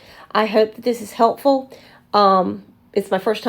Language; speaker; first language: English; native; English